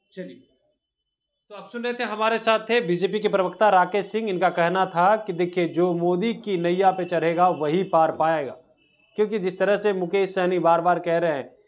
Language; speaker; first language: Hindi; native; Hindi